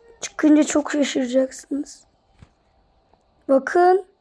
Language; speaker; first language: Turkish; native; Turkish